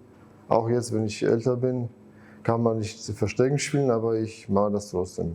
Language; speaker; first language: German; non-native, fluent; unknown